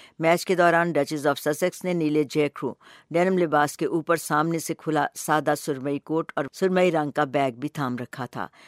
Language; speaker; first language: Urdu; native; Urdu